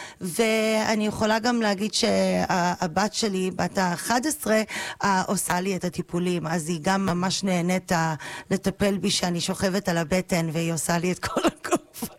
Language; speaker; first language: Hebrew; non-native, fluent; English